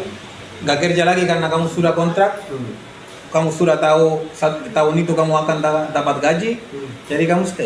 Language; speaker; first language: Indonesian; non-native, fluent; Spanish